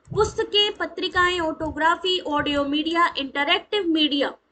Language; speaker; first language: Hindi; native; Hindi